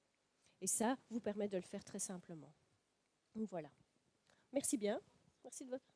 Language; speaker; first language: French; native; French